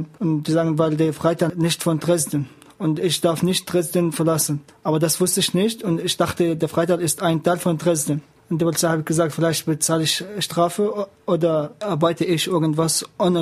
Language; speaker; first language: German; non-native, learner; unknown